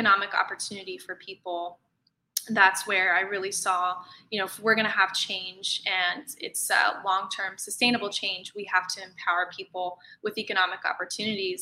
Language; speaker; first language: English; native; English